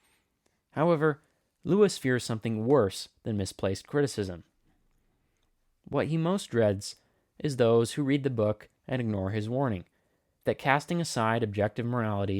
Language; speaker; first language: English; native; English